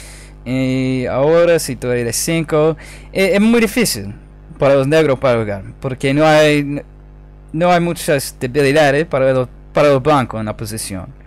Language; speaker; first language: Spanish; non-native, fluent; English